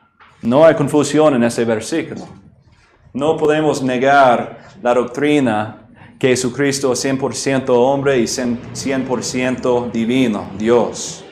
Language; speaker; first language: Spanish; non-native, fluent; English